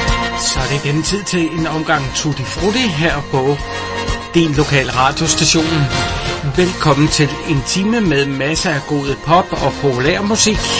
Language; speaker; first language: Danish; native; Danish